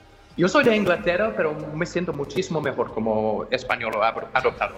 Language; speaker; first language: Spanish; non-native, fluent; English